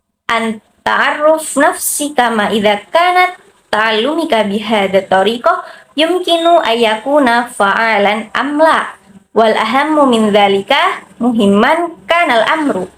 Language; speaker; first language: Arabic; non-native, learner; Indonesian